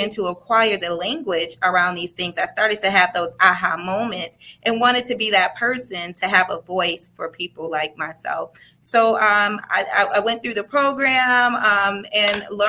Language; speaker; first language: English; native; English